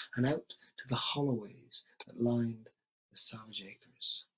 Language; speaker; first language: English; native; English